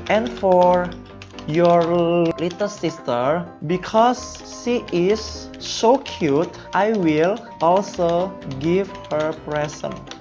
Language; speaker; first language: English; non-native, learner; Indonesian